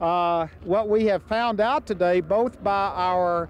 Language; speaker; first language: English; native; English